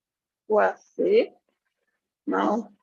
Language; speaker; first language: English; non-native, learner; Spanish